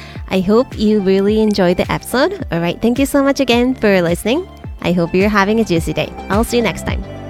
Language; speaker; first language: English; non-native, fluent; Japanese